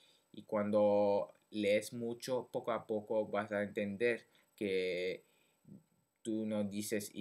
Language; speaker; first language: Spanish; non-native, fluent; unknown